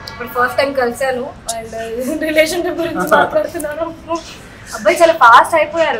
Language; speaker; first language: Telugu; non-native, learner; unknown